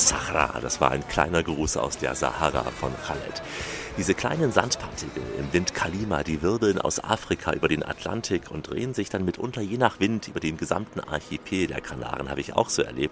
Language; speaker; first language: German; native; German